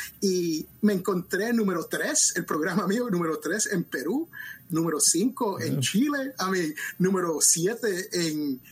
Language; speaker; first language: Spanish; early bilingual, other home language; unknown